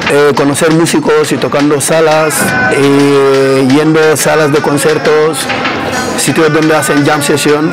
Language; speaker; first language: Spanish; non-native, fluent; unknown